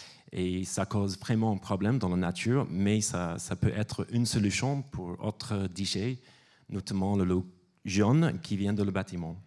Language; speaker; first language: French; non-native, fluent; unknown